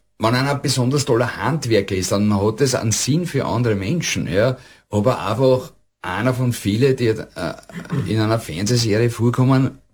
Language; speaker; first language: German; native; German